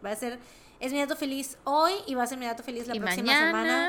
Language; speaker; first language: Spanish; native; Spanish